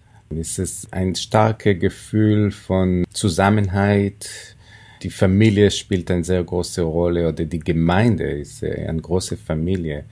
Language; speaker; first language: German; non-native, fluent; Hebrew